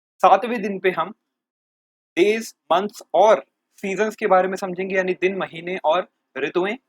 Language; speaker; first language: Hindi; native; Hindi